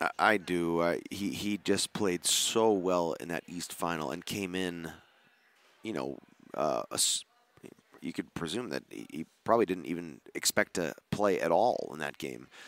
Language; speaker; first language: English; native; English